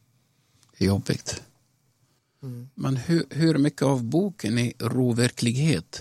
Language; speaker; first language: Swedish; non-native, fluent; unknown